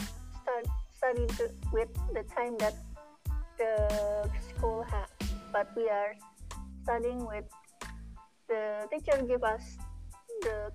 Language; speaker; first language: English; non-native, learner; Indonesian